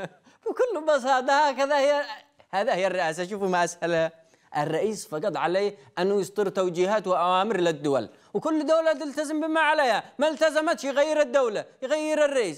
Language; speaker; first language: Arabic; native; Arabic